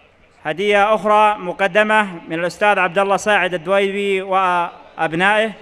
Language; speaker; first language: Arabic; native; Arabic